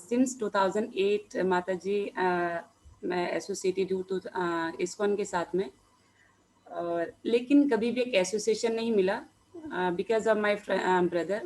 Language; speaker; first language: Hindi; native; Hindi